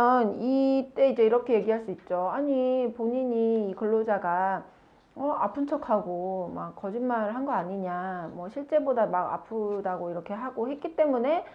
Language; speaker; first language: Korean; native; Korean